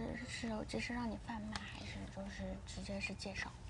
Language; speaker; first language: Chinese; non-native, fluent; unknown